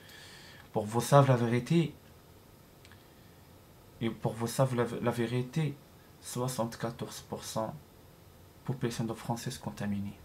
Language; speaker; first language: French; non-native, learner; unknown